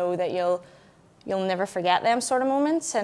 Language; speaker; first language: English; native; English